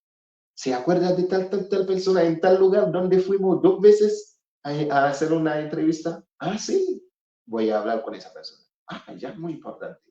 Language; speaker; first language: Spanish; non-native, fluent; Haitian Creole